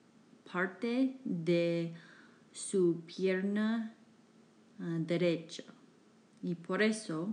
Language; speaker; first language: Spanish; non-native, fluent; English